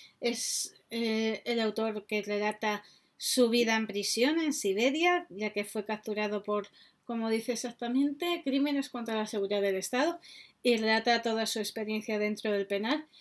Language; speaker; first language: Spanish; native; Spanish